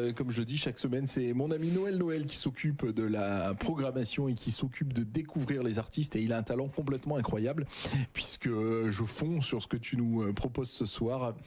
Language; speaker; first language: French; native; French